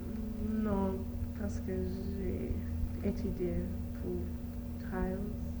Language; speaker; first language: French; non-native, learner; Arabic